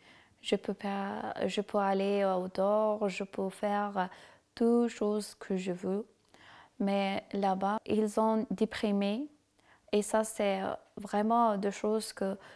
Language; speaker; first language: French; non-native, learner; Persian